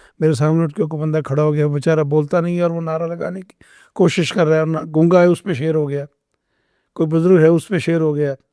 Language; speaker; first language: Urdu; non-native, local second language; Saraiki